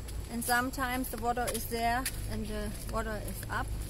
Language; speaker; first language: English; non-native, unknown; German